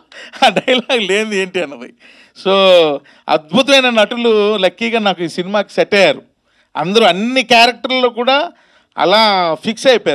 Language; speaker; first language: Telugu; native; Telugu